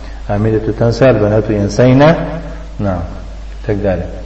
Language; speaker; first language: Arabic; non-native, fluent; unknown